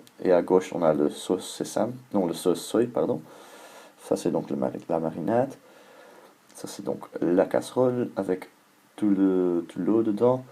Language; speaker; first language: French; non-native, learner; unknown